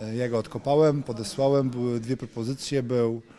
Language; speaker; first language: Polish; native; Polish